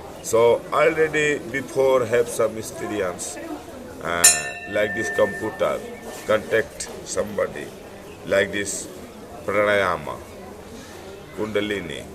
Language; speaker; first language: English; non-native, learner; Hindi